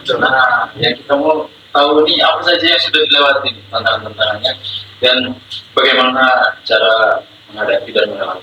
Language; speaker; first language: Indonesian; native; Indonesian